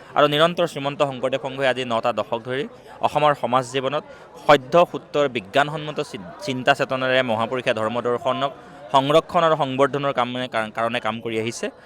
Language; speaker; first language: Assamese; native; Assamese